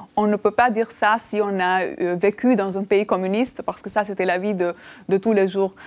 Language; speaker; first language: French; non-native, fluent; Albanian